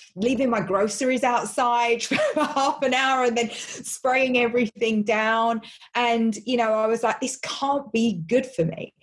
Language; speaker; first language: English; native; English